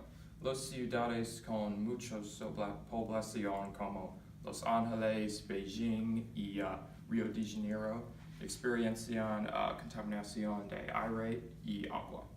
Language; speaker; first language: Spanish; non-native, learner; English